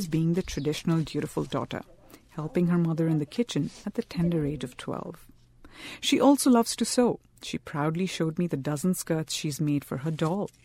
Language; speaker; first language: English; non-native, local second language; Bangla